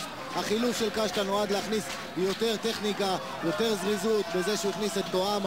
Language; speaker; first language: Hebrew; native; Hebrew